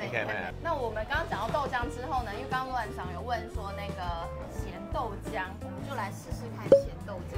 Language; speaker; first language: Chinese; native; Chinese